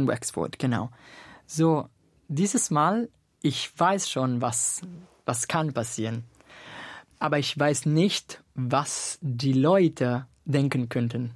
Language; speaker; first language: German; non-native, learner; Italian